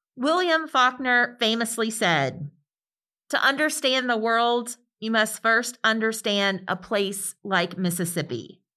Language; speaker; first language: English; native; English